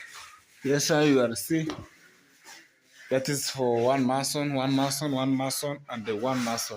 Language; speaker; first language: English; non-native, learner; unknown